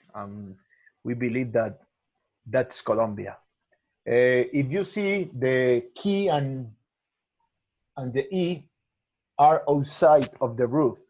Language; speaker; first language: English; non-native, learner; Spanish